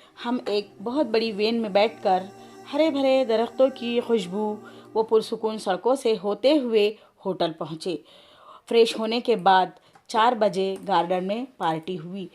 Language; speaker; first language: Urdu; native; Urdu